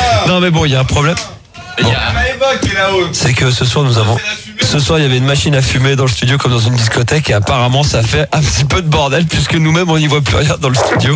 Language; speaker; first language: French; native; French